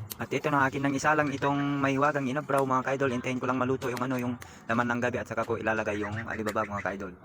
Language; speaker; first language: Filipino; non-native, local second language; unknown